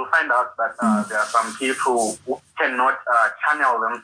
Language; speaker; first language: English; non-native, local second language; North Ndebele